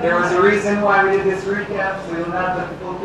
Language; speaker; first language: English; native; English